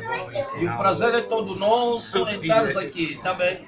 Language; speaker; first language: French; non-native, learner; Portuguese